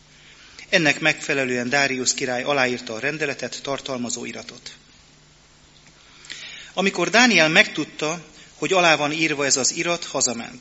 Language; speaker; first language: Hungarian; native; Hungarian